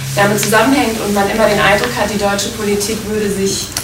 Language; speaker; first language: German; native; German